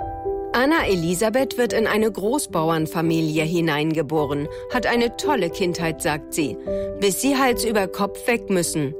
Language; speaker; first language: German; native; German